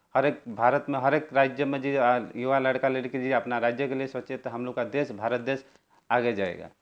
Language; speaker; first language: Hindi; non-native, local second language; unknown